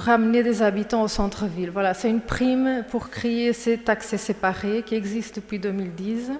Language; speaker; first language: French; non-native, local second language; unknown